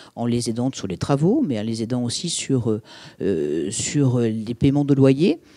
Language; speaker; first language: French; native; French